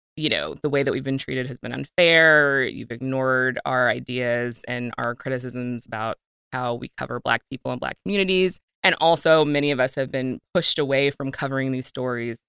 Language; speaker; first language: English; native; English